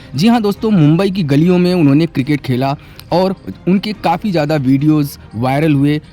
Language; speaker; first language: Hindi; native; Hindi